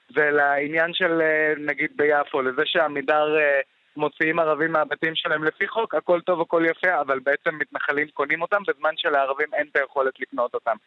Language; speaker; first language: Hebrew; non-native, local second language; Arabic